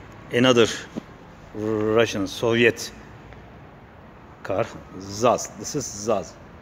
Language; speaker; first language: English; non-native, learner; Turkish